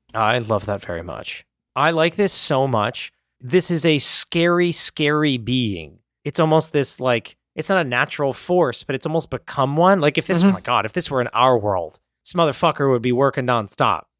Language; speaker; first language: English; native; English